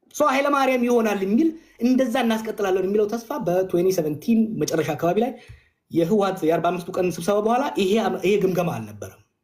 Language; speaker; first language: Amharic; non-native, local second language; Oromo